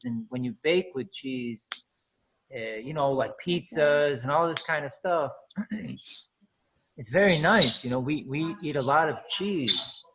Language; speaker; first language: English; non-native, fluent; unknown